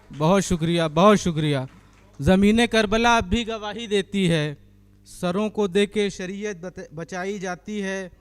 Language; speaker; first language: Urdu; native; Urdu